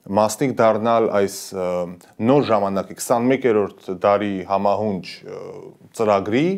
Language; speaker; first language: Armenian; native; Armenian